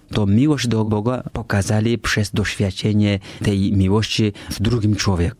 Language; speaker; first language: Polish; non-native, learner; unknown